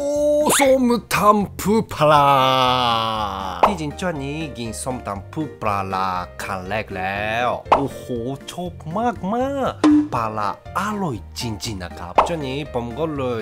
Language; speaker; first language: Thai; non-native, learner; Japanese